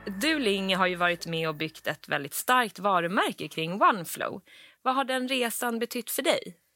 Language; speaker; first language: Swedish; native; Swedish